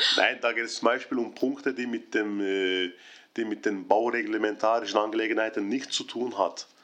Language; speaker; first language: German; non-native, fluent; Turkish